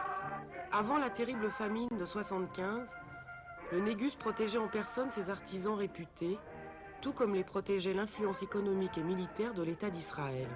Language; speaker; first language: French; native; French